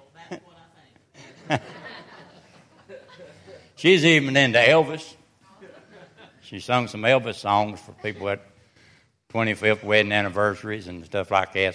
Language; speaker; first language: English; native; English